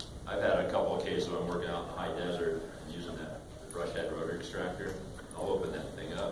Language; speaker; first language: English; native; English